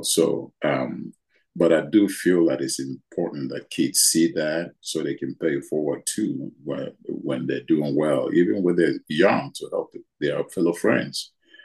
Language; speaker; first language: English; non-native, local second language; Igbo